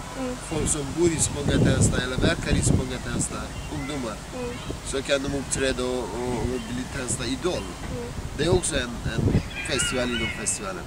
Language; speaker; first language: Swedish; non-native, fluent; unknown